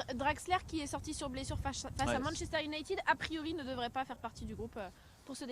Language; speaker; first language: French; native; French